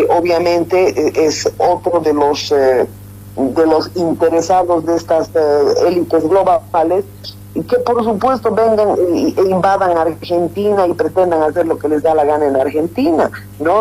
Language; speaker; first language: Spanish; native; Spanish